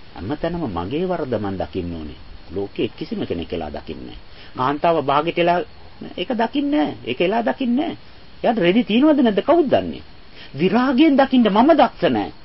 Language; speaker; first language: Sinhala; native; Sinhala